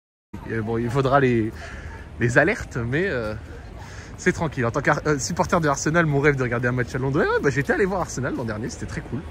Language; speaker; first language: French; native; French